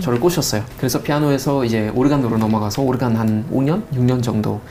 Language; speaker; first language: Korean; non-native, fluent; German